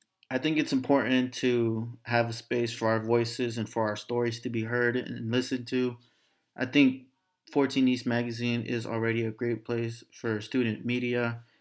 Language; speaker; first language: English; native; English